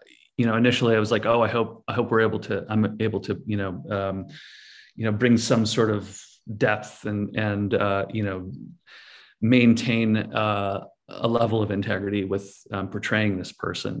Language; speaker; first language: English; native; English